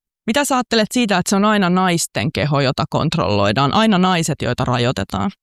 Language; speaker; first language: Finnish; native; Finnish